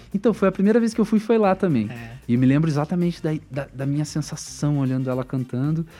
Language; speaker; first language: Portuguese; native; Portuguese